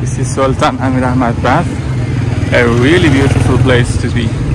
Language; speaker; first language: English; non-native, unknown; Persian